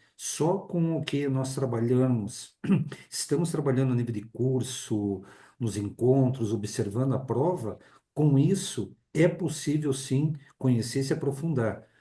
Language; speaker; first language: Portuguese; native; Portuguese